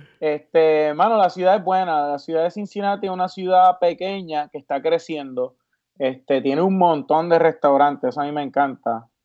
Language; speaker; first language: Spanish; native; Spanish